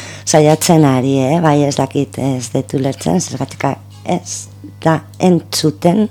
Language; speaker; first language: Basque; non-native, local second language; Spanish